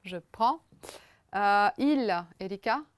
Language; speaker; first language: French; non-native, fluent; Romanian